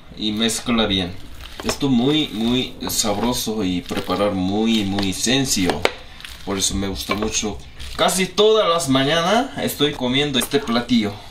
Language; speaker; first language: Spanish; non-native, learner; Korean